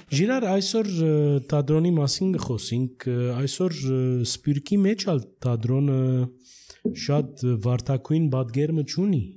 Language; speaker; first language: Armenian; early bilingual, heritage; Armenian